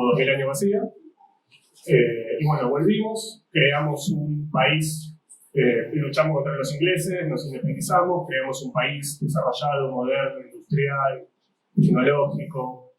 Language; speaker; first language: Spanish; native; Spanish